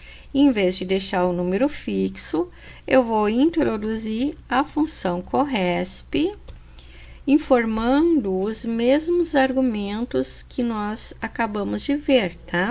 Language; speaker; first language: Portuguese; native; Portuguese